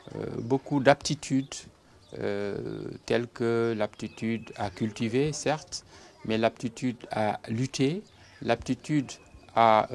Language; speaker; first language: French; non-native, local second language; Serer